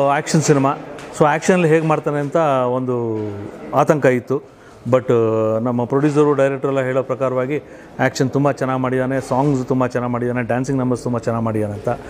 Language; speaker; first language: Kannada; native; Kannada